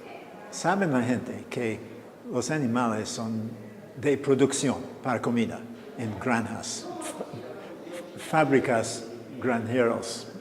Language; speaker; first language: Spanish; non-native, fluent; English